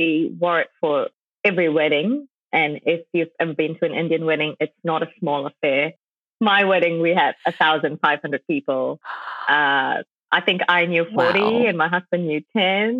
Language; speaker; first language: English; non-native, local second language; Tamil